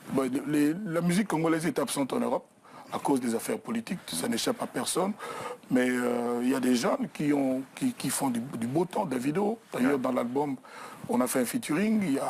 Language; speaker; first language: French; non-native, local second language; Lingala